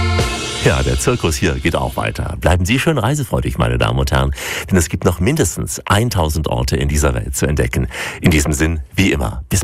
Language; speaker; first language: German; native; German